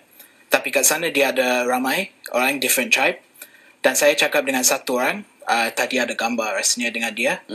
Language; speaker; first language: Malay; non-native, fluent; English